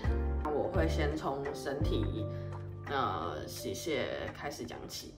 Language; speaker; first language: Chinese; native; Chinese